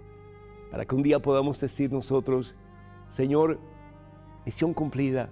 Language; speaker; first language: Spanish; native; Spanish